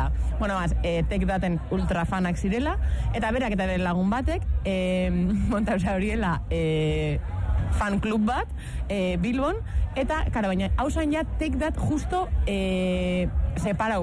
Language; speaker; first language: Basque; native; Basque